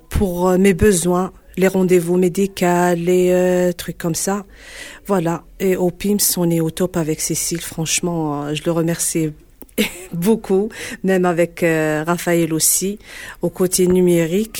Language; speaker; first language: French; non-native, learner; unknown